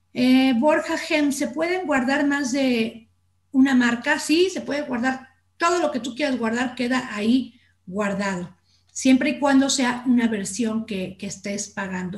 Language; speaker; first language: Spanish; native; Spanish